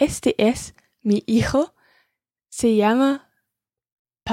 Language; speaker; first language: Spanish; non-native, learner; English